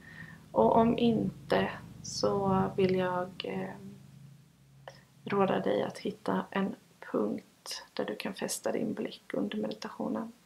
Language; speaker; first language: Swedish; native; Swedish